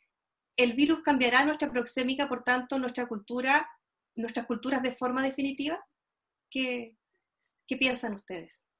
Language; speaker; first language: Spanish; native; Spanish